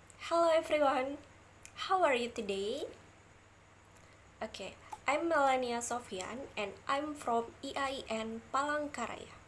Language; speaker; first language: English; non-native, learner; Indonesian